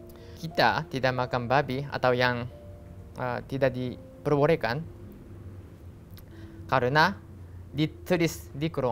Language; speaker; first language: Indonesian; non-native, learner; Japanese